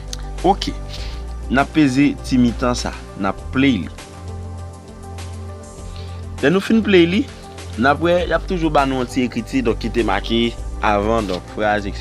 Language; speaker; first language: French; non-native, learner; Haitian Creole